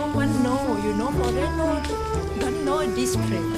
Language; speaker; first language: English; non-native, learner; Thai